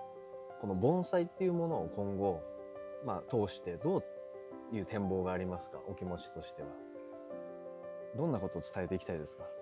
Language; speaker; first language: Japanese; native; Japanese